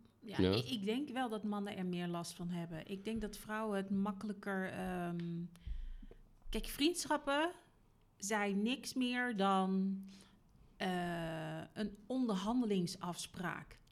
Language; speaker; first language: Dutch; native; Dutch